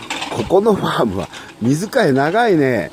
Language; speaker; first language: Japanese; native; Japanese